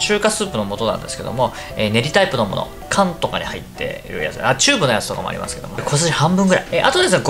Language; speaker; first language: Japanese; native; Japanese